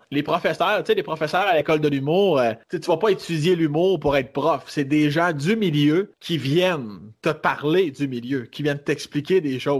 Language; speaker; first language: French; native; French